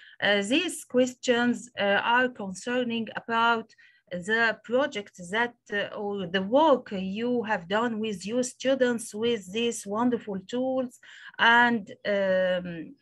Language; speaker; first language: English; non-native, local second language; Arabic